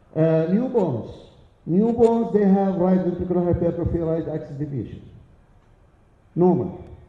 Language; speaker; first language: English; non-native, fluent; Arabic